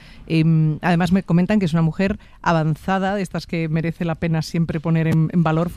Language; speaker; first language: Spanish; native; Spanish